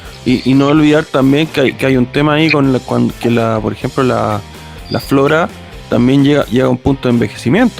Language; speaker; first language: Spanish; native; Spanish